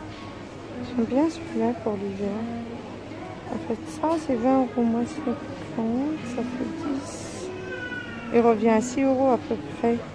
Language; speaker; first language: French; native; French